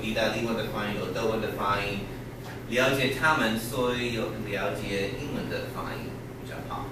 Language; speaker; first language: Chinese; non-native, learner; English